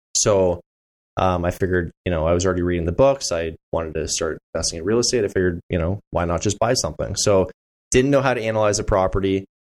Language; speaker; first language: English; native; English